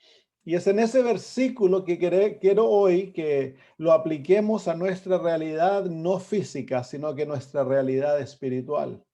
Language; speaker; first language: Spanish; native; Spanish